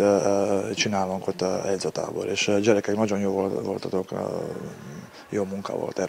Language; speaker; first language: Hungarian; non-native, learner; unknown